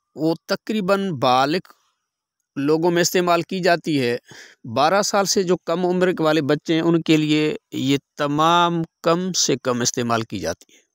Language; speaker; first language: Urdu; non-native, local second language; Sindhi